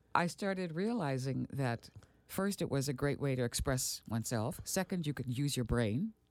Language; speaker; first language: English; early bilingual, other home language; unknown